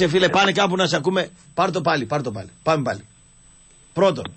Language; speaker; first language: Greek; native; Greek